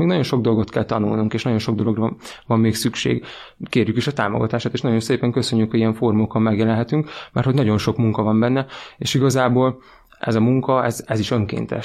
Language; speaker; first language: Hungarian; native; Hungarian